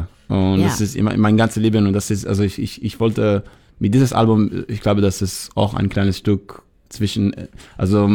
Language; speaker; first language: German; non-native, fluent; Hebrew